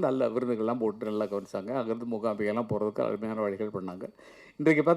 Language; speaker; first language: Tamil; native; Tamil